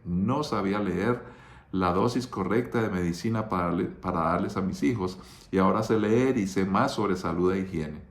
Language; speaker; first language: Spanish; native; Spanish